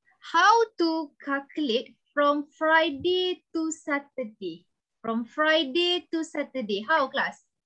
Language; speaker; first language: English; non-native, local second language; Malay